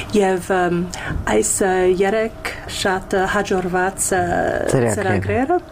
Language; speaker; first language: Armenian; non-native, fluent; English